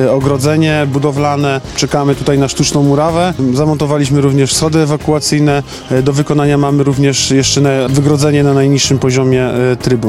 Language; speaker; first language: Polish; native; Polish